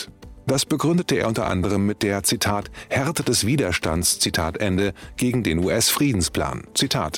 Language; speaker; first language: German; native; German